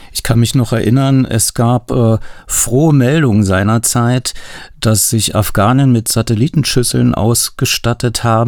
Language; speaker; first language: German; native; German